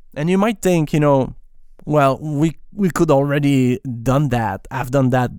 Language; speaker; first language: English; non-native, fluent; French